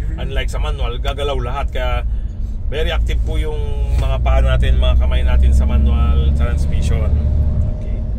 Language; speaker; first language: Filipino; non-native, local second language; Iloko